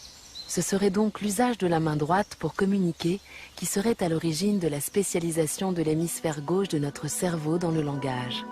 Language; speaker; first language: French; native; French